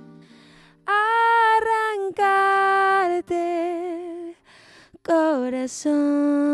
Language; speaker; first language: Spanish; native; Spanish